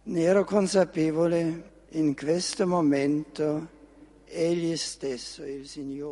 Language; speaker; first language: Italian; non-native, fluent; German